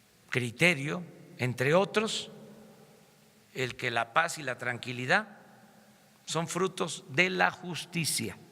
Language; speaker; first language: Spanish; native; Spanish